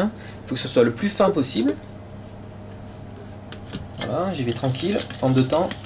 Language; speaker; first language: French; native; French